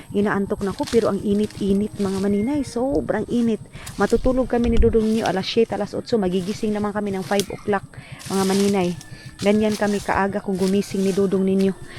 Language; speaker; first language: Filipino; non-native, local second language; Cebuano